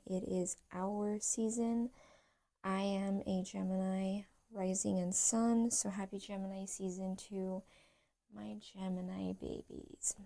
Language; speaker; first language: English; native; English